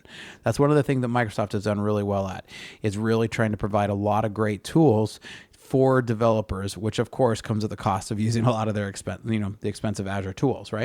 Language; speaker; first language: English; native; English